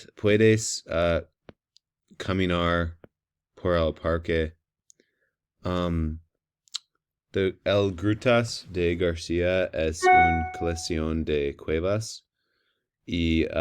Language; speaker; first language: Spanish; non-native, learner; English